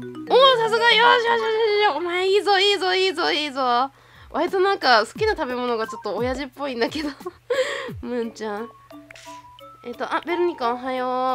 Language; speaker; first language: Japanese; native; Japanese